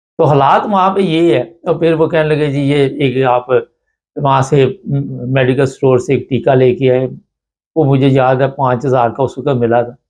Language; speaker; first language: Urdu; non-native, local second language; Punjabi